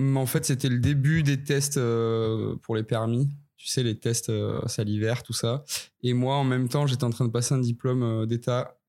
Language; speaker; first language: French; native; French